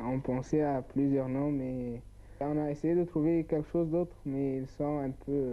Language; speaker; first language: French; non-native, learner; Arabic